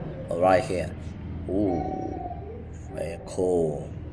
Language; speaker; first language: English; non-native, learner; Vietnamese